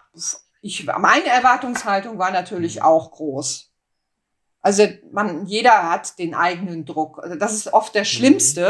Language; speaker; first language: German; native; German